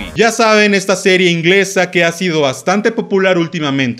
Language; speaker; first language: Spanish; native; Spanish